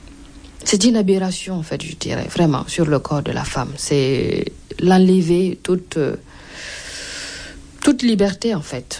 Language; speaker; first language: French; non-native, local second language; Mossi